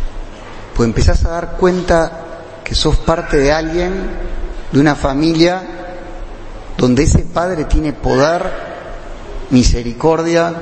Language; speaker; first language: Spanish; native; Spanish